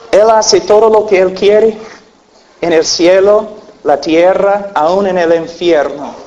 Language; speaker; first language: Spanish; non-native, fluent; English